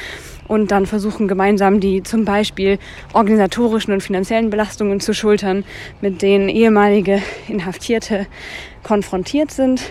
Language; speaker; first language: German; native; German